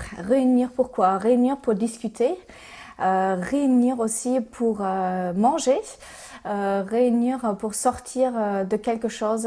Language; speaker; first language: French; non-native, fluent; German